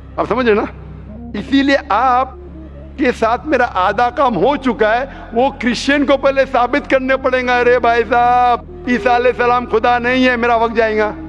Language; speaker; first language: Hindi; non-native, local second language; Konkani